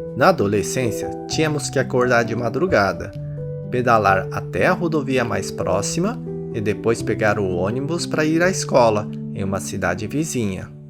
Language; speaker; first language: Portuguese; early bilingual, other home language; Japanese